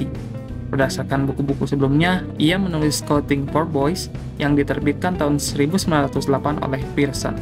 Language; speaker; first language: Indonesian; native; Indonesian